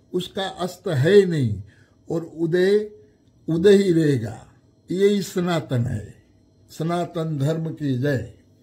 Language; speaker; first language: Hindi; non-native, local second language; Gujarati